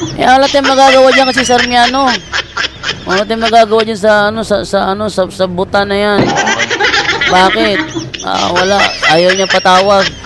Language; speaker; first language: Filipino; non-native, local second language; Cebuano